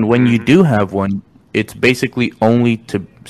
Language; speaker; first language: English; non-native, fluent; Spanish